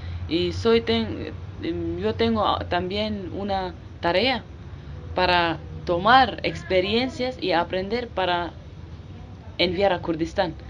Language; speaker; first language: Spanish; non-native, learner; Kurdish